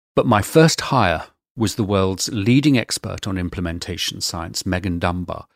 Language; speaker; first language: English; native; English